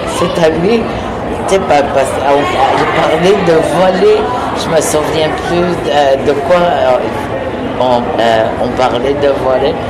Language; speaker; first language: French; non-native, local second language; Innu-aimun